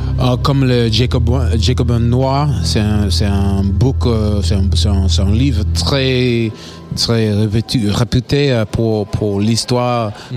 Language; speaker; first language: French; non-native, learner; English